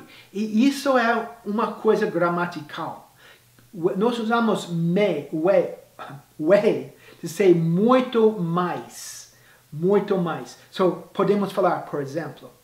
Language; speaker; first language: Portuguese; non-native, fluent; English